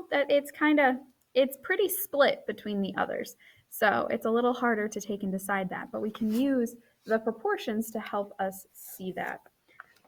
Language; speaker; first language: English; native; English